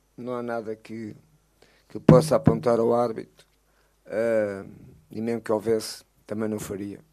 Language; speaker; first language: Portuguese; native; Portuguese